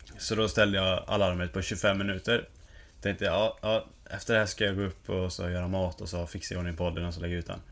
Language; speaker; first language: Swedish; early bilingual, other home language; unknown